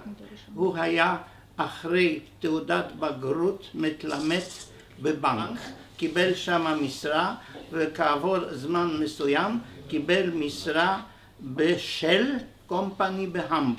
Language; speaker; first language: Hebrew; non-native, fluent; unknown